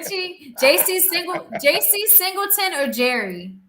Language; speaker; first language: English; native; English